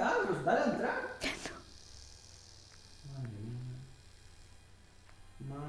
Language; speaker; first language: Spanish; native; Spanish